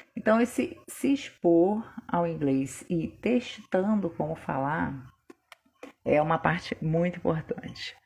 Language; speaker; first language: Portuguese; native; Portuguese